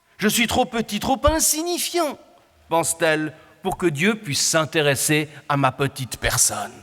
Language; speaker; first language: French; native; French